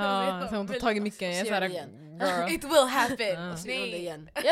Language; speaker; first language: Swedish; non-native, local second language; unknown